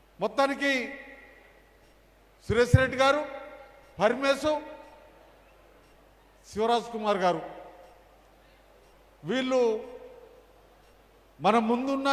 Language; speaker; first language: Telugu; native; Telugu